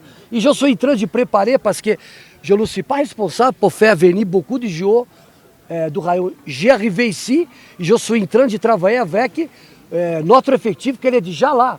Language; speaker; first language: French; non-native, learner; Portuguese